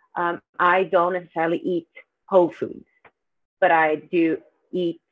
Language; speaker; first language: English; non-native, fluent; Portuguese